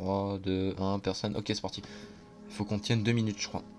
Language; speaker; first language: French; native; French